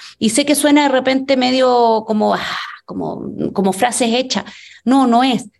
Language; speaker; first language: Spanish; native; Spanish